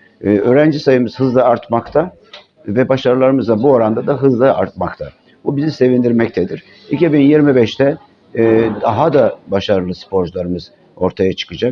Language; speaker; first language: Turkish; native; Turkish